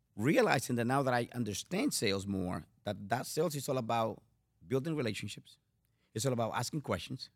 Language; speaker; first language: English; non-native, fluent; Spanish